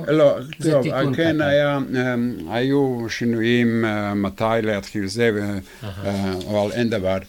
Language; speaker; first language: Hebrew; non-native, fluent; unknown